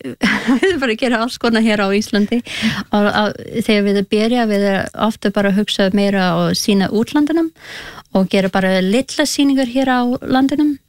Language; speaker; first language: Icelandic; non-native, learner; English